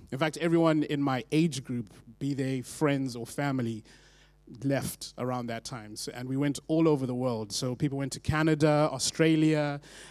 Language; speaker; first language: English; non-native, local second language; Shona